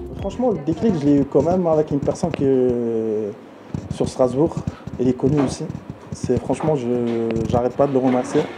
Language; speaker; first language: French; early bilingual, other home language; Arabic